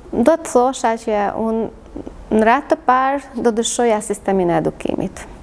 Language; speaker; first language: Albanian; non-native, fluent; Hungarian